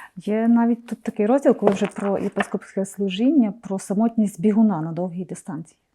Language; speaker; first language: Ukrainian; native; Ukrainian